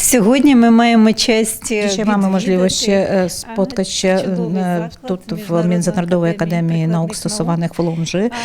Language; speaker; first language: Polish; non-native, learner; Ukrainian